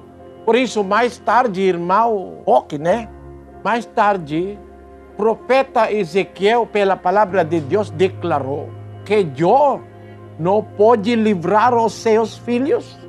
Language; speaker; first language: Portuguese; non-native, learner; Filipino